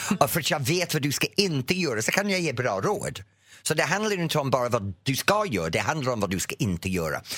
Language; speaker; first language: Swedish; non-native, fluent; English